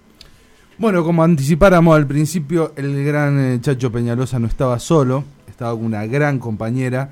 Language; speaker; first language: Spanish; native; Spanish